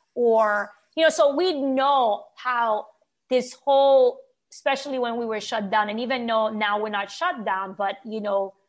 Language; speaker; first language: English; non-native, fluent; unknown